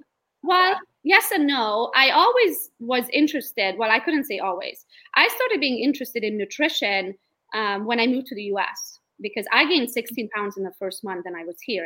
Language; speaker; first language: English; non-native, fluent; Romanian